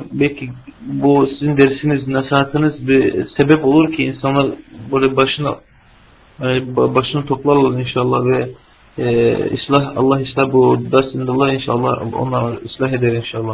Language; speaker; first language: Turkish; non-native, fluent; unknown